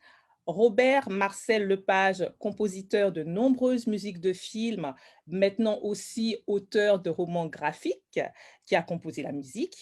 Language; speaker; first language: French; native; French